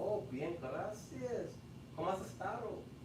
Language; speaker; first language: Spanish; non-native, fluent; English